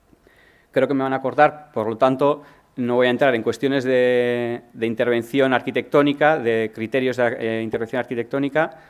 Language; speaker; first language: Spanish; native; Spanish